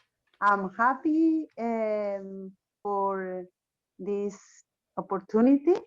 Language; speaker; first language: English; non-native, learner; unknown